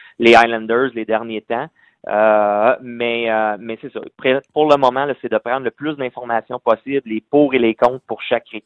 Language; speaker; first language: French; native; French